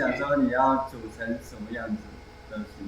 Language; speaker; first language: Chinese; native; Chinese